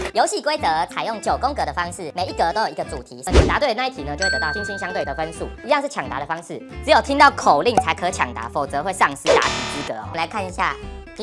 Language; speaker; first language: Chinese; native; Chinese